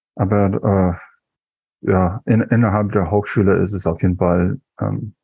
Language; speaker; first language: German; non-native, fluent; English